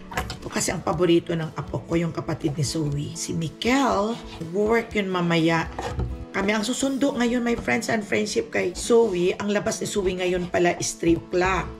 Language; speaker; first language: Filipino; non-native, local second language; Cebuano